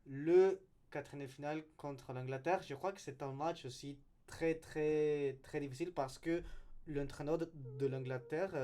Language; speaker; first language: French; non-native, learner; Spanish